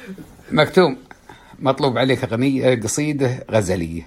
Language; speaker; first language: Arabic; native; Arabic